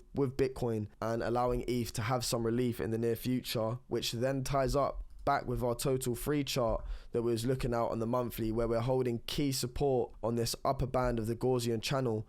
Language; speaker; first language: English; native; English